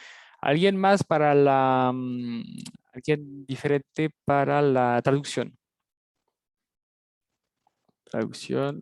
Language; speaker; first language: Spanish; non-native, fluent; French